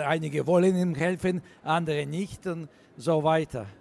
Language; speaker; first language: German; non-native, learner; Russian